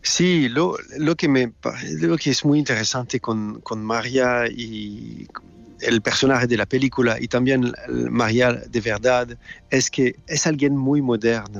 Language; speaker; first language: Spanish; non-native, fluent; French